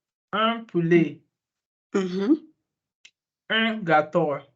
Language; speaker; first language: French; non-native, learner; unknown